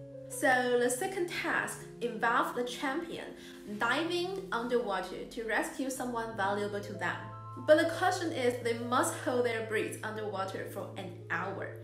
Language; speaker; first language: English; non-native, fluent; Chinese